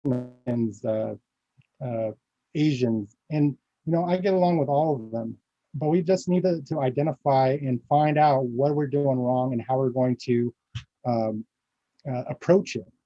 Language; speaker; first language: English; early bilingual, other home language; Filipino